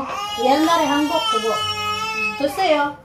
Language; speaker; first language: Korean; non-native, learner; Filipino